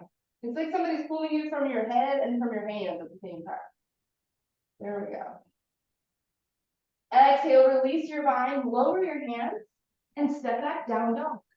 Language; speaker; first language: English; native; English